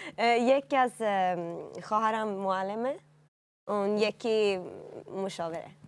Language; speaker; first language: Persian; early bilingual, heritage; Swedish